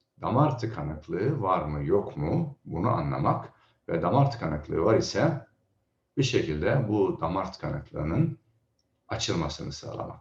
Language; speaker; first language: Turkish; native; Turkish